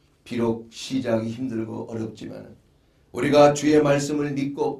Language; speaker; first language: Korean; native; Korean